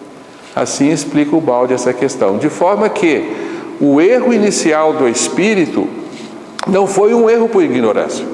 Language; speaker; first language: Portuguese; native; Portuguese